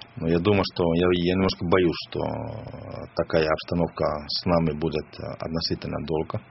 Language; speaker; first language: Russian; non-native, fluent; Finnish